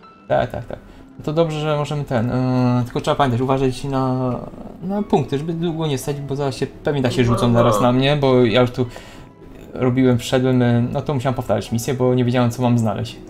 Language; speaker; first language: Polish; native; Polish